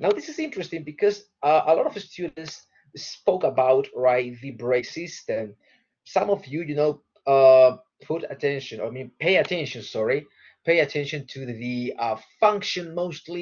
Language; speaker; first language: English; non-native, fluent; Spanish